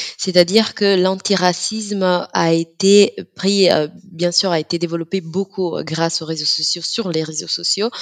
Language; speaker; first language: French; non-native, fluent; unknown